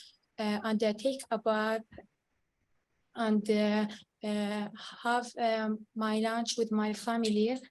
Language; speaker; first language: English; non-native, learner; Arabic